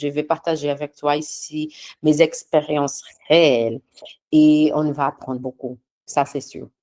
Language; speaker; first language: French; non-native, fluent; Portuguese